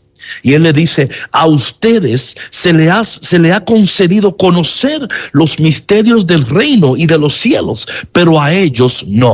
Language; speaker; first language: Spanish; native; Spanish